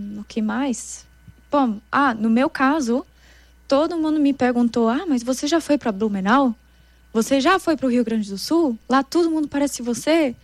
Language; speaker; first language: Portuguese; non-native, fluent; German